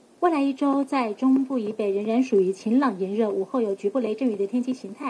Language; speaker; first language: Chinese; native; Chinese